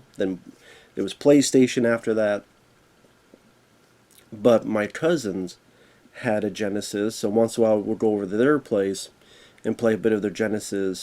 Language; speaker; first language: English; native; English